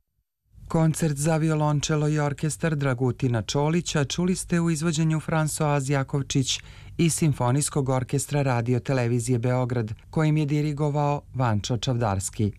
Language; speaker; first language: Serbian; native; Serbian